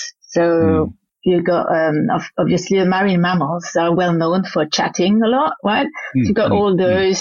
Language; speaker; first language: English; non-native, fluent; French